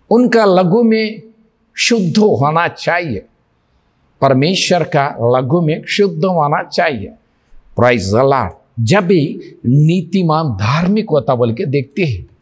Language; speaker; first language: Hindi; non-native, local second language; Telugu